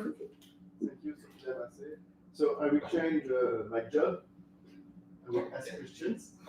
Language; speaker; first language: English; non-native, fluent; French